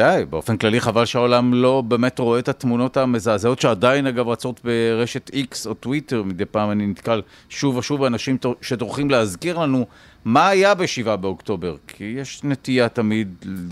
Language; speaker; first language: Hebrew; native; Hebrew